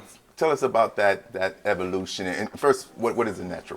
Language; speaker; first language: English; native; English